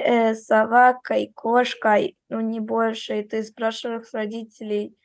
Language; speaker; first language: Russian; early bilingual, heritage; Russian